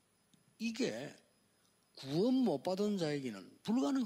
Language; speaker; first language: Korean; native; Korean